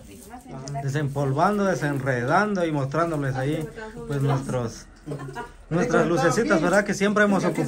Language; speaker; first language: Spanish; native; Spanish